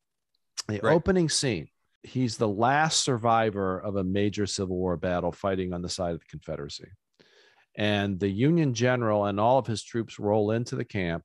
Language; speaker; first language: English; native; English